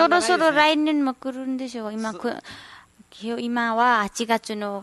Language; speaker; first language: Japanese; non-native, learner; Nepali